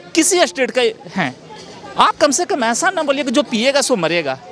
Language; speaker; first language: Hindi; native; Hindi